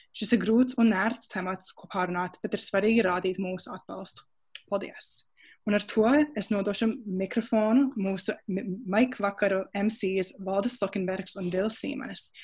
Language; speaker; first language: Latvian; early bilingual, heritage; Latvian